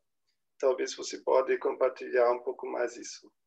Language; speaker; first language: Portuguese; non-native, fluent; German